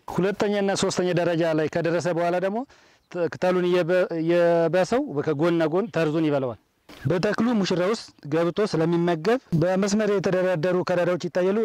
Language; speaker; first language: Amharic; native; Amharic